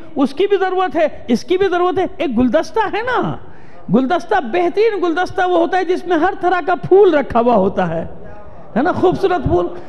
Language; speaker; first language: Urdu; native; Urdu